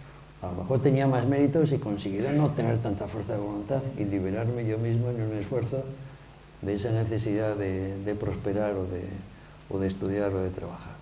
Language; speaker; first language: Spanish; native; Spanish